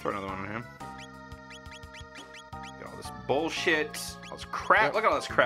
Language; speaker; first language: English; native; English